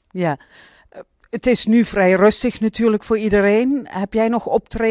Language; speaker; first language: Dutch; native; Dutch